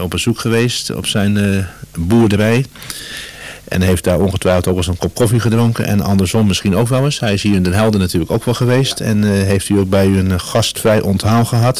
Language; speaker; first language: Dutch; native; Dutch